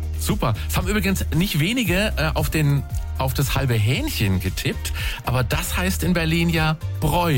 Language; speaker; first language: German; native; German